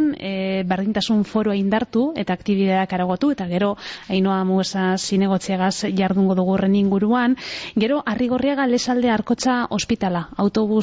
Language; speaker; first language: Basque; native; Basque